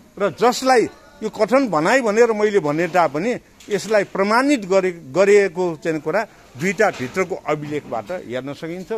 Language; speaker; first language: Nepali; non-native, local second language; Newari